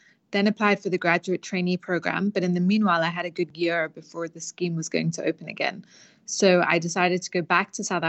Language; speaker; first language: English; native; English